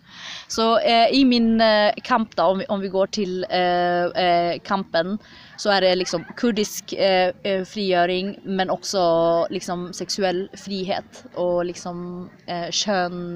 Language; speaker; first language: Swedish; early bilingual, other home language; Kurdish